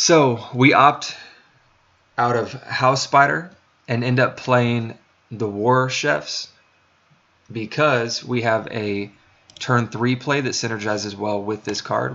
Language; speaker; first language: English; native; English